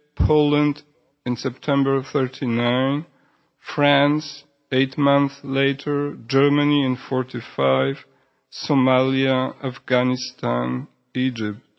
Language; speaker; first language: English; non-native, fluent; Polish